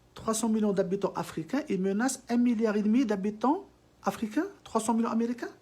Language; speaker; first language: French; non-native, local second language; Arabic